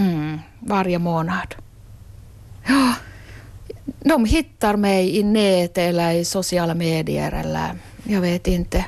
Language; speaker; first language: Swedish; non-native, local second language; Finnish